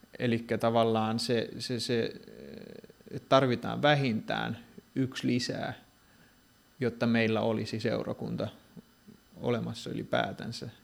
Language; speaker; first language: Finnish; non-native, fluent; Greek